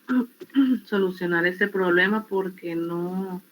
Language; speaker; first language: Spanish; native; Spanish